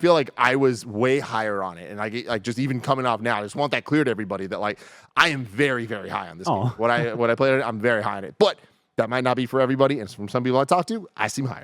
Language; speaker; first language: English; native; English